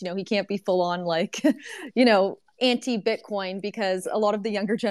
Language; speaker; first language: English; native; English